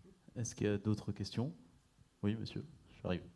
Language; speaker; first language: French; native; French